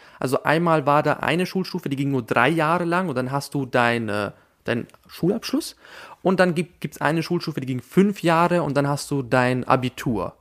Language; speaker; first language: German; early bilingual, other home language; Albanian